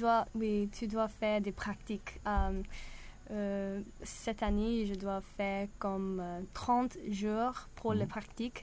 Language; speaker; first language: French; non-native, learner; English